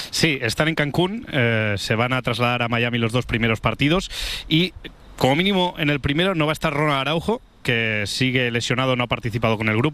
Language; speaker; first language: Spanish; native; Spanish